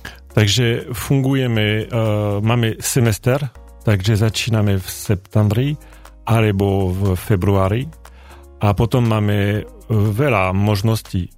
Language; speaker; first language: Slovak; non-native, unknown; French